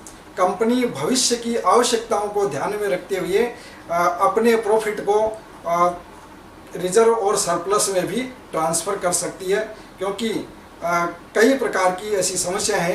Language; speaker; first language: Hindi; native; Hindi